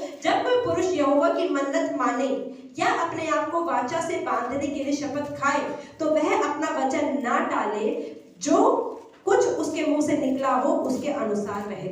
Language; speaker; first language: Hindi; native; Hindi